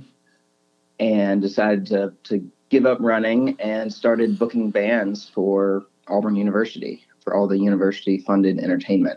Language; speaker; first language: English; native; English